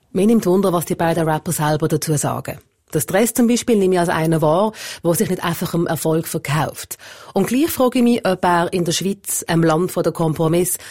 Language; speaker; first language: German; native; German